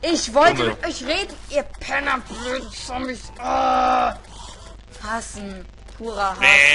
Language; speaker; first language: German; native; German